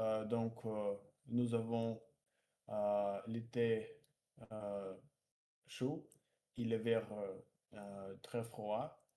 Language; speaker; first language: French; non-native, learner; Russian